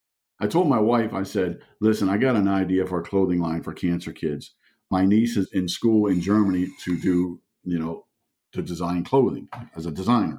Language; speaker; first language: English; early bilingual, other home language; German